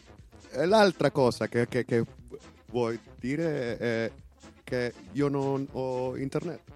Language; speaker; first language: Italian; non-native, learner; Spanish